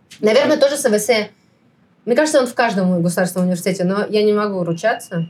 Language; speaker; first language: Russian; native; Russian